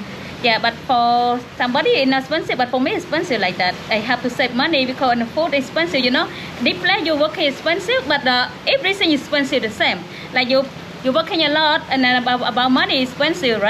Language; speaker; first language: English; non-native, learner; Khmer